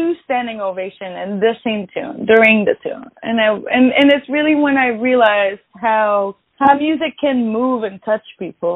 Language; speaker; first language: English; non-native, fluent; French